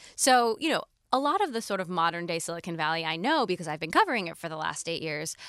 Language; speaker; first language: English; native; English